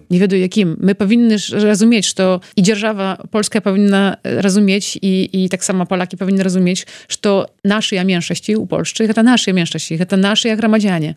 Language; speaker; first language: Belarusian; native; Belarusian